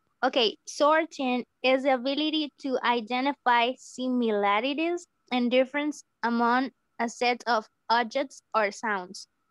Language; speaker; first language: English; non-native, learner; Spanish